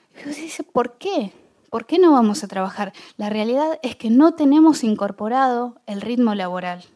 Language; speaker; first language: Spanish; native; Spanish